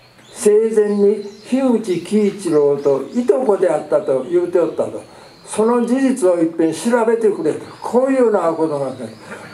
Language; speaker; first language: Japanese; native; Japanese